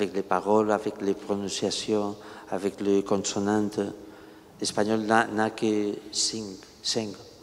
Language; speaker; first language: French; non-native, learner; Catalan